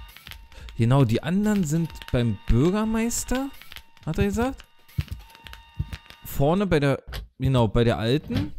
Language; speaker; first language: German; native; German